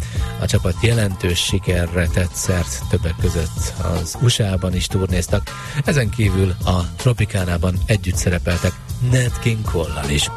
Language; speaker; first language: Hungarian; native; Hungarian